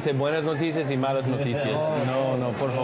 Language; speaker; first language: Spanish; non-native, learner; English